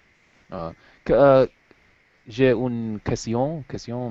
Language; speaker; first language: French; non-native, learner; English